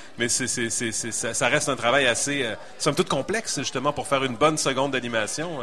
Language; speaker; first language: French; native; French